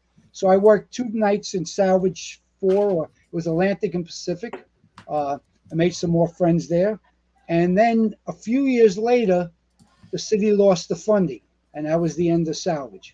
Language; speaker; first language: English; native; English